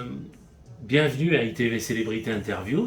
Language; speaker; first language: French; native; French